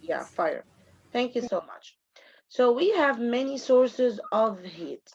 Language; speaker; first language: English; non-native, fluent; Arabic